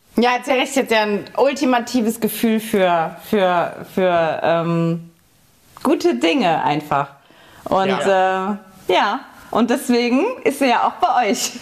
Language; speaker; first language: German; native; German